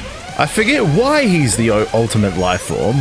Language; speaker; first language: English; native; English